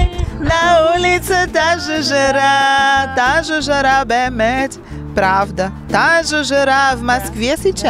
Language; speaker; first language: Russian; non-native, learner; Portuguese